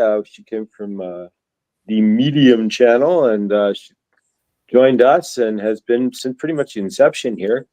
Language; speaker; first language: English; native; English